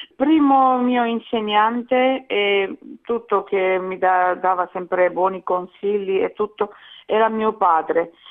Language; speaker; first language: Italian; non-native, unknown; Georgian